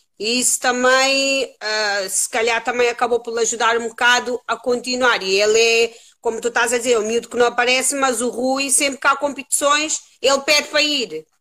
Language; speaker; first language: Portuguese; non-native, local second language; Kabuverdianu